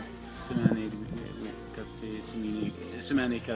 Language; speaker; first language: French; non-native, learner; Dutch